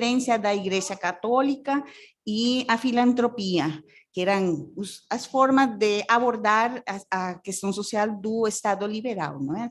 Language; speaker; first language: Portuguese; non-native, fluent; Spanish